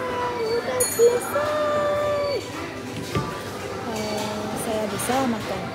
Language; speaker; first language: Indonesian; non-native, learner; Korean